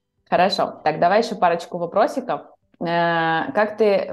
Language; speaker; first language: Russian; native; Russian